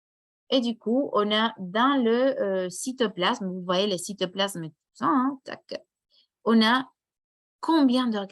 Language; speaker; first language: French; non-native, fluent; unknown